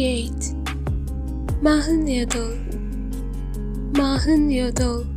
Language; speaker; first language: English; non-native, local second language; Hindi